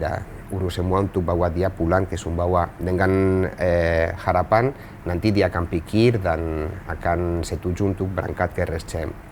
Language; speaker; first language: Indonesian; non-native, fluent; Spanish